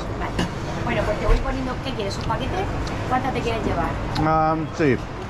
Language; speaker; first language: Spanish; native; Spanish